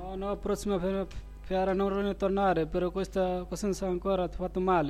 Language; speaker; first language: Italian; non-native, learner; Bangla